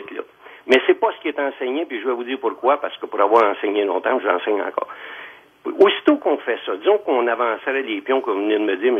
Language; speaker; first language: French; native; French